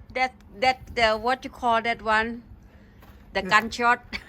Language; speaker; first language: English; non-native, learner; Thai